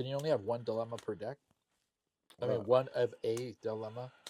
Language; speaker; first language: English; native; English